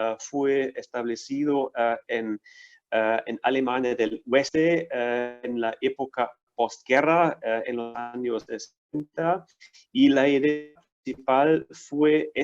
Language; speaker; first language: Spanish; non-native, fluent; German